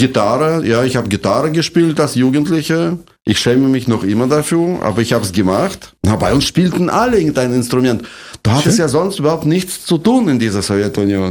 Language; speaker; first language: German; non-native, fluent; Russian